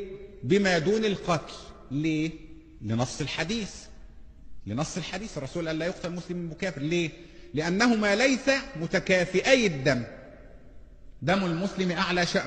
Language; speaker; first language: Arabic; native; Arabic